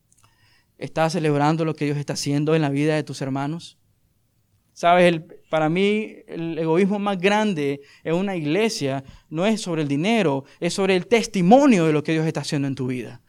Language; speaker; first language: Spanish; native; Spanish